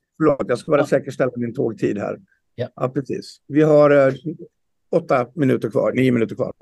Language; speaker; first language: Swedish; native; Swedish